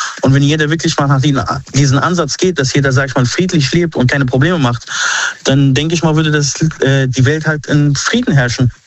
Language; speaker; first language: German; early bilingual, other home language; Arabic